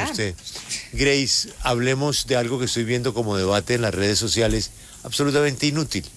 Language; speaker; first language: Spanish; native; Spanish